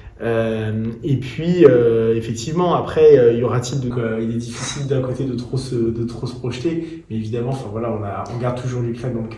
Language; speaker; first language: French; native; French